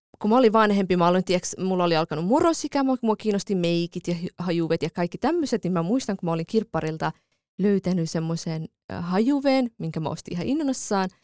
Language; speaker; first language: Finnish; early bilingual, other home language; Kurdish